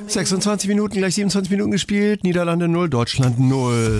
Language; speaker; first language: German; native; German